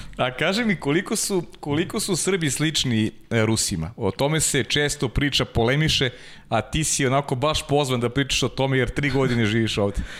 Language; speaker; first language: Serbian; native; Serbian